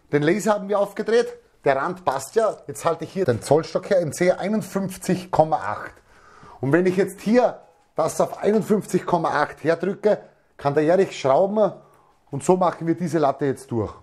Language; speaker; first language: German; native; German